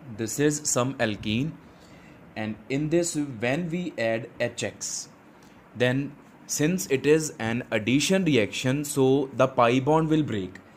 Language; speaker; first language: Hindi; non-native, local second language; Punjabi